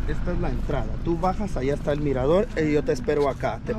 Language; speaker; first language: Spanish; native; Spanish